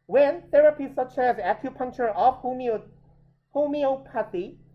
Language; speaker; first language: English; non-native, fluent; Korean